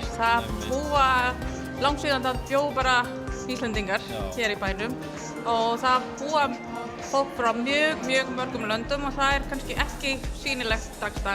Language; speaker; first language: Icelandic; non-native, fluent; Latvian